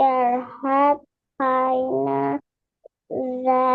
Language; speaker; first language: German; non-native, learner; Indonesian